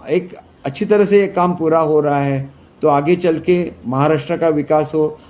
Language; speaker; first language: Hindi; non-native, local second language; Marathi